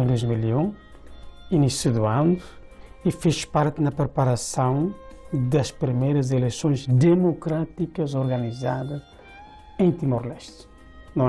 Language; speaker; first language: Portuguese; non-native, local second language; Tetum